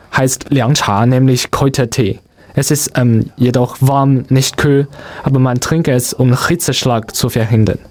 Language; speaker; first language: German; non-native, learner; Chinese